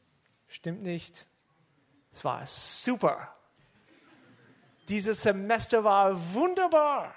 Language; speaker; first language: German; non-native, fluent; English